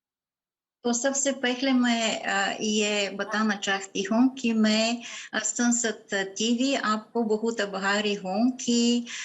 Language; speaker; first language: Hindi; non-native, fluent; Bulgarian